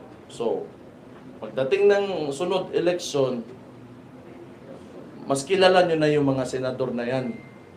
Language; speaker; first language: Filipino; non-native, local second language; Cebuano